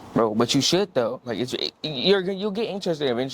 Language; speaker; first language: English; native; English